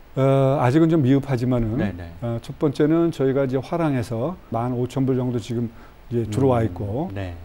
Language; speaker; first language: Korean; native; Korean